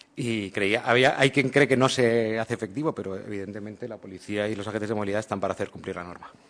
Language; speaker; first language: Spanish; native; Spanish